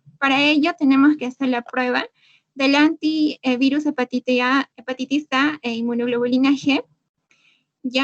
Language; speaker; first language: Spanish; native; Spanish